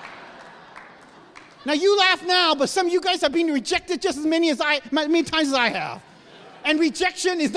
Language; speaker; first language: English; native; English